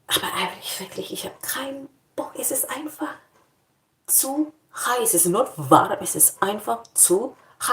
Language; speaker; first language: German; non-native, learner; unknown